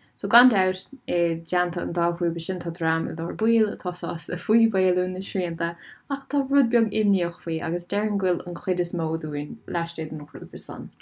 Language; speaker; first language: Irish; non-native, local second language; English